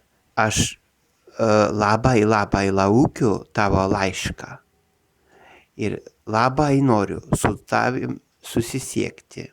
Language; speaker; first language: Lithuanian; non-native, learner; Russian